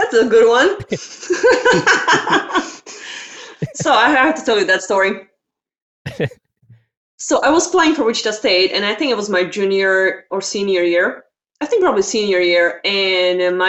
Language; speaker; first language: English; non-native, fluent; Slovak